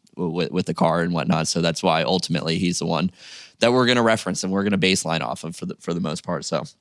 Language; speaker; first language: English; native; English